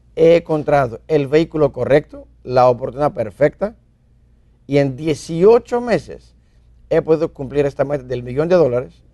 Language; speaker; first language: Spanish; non-native, fluent; Greek